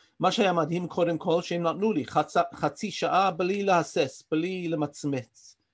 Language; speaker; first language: Hebrew; non-native, fluent; English